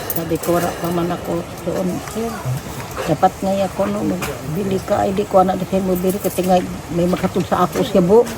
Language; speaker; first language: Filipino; non-native, local second language; Cebuano